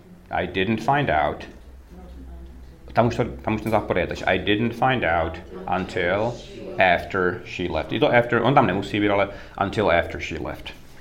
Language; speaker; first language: English; non-native, fluent; Czech